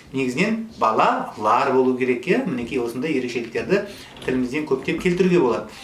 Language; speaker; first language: Kazakh; native; Kazakh